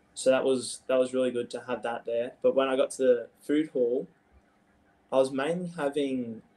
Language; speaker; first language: English; native; English